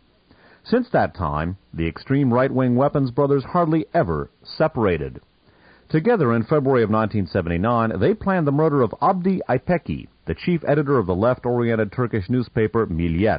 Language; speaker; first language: English; native; English